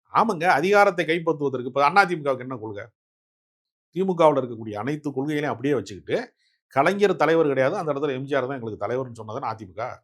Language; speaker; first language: Tamil; native; Tamil